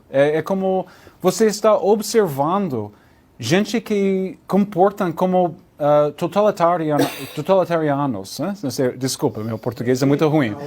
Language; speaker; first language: Portuguese; non-native, learner; English